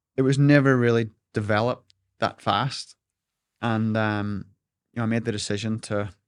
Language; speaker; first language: English; native; English